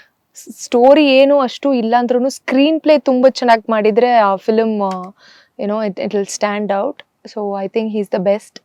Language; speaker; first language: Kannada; early bilingual, heritage; Kannada